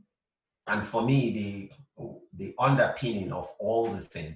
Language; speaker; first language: English; non-native, local second language; Igbo